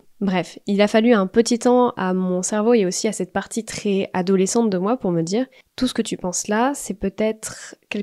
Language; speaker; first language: French; native; French